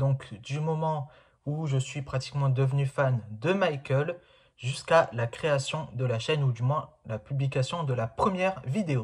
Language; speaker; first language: French; native; French